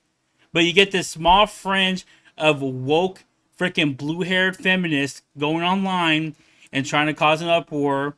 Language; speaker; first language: English; native; English